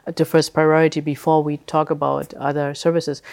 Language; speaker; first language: English; early bilingual, other home language; German